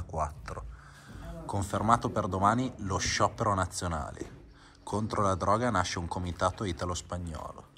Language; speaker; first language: Italian; native; Italian